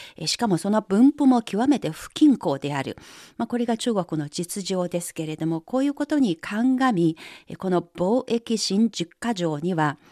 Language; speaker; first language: Japanese; non-native, fluent; Chinese